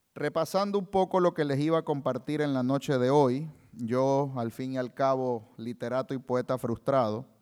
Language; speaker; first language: Spanish; native; Spanish